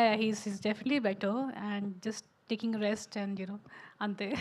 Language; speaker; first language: Telugu; non-native, local second language; Hindi